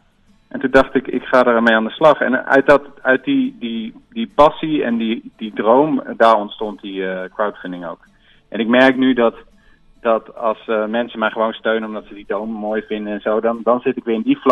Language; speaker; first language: Dutch; native; Dutch